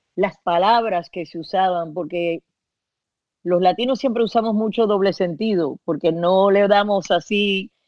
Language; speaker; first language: Spanish; early bilingual, heritage; Spanish